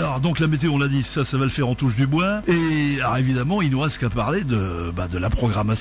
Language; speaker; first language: French; native; French